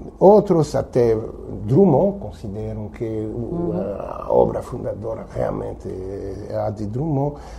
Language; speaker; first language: Portuguese; non-native, fluent; French